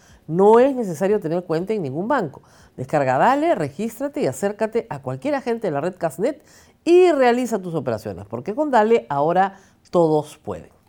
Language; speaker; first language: Spanish; native; Spanish